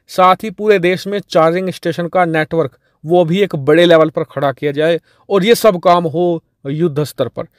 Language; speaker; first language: Hindi; native; Hindi